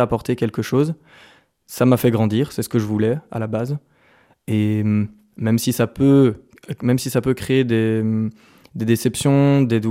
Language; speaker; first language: French; native; French